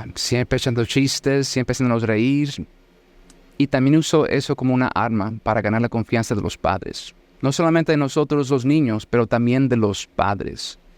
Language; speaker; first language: Spanish; early bilingual, heritage; Spanish